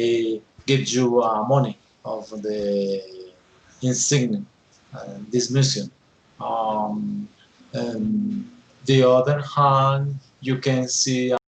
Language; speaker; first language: English; non-native, learner; Spanish